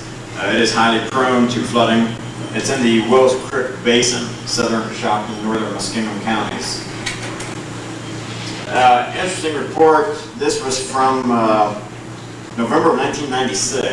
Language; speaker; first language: English; native; English